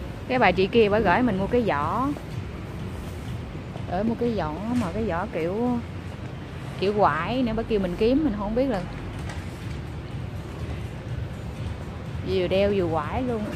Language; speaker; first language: Vietnamese; native; Vietnamese